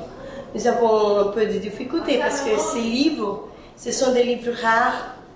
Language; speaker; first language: French; non-native, fluent; Portuguese